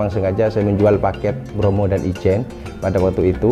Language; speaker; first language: Indonesian; non-native, local second language; Madurese